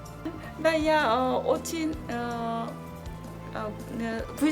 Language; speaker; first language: Russian; non-native, learner; Kazakh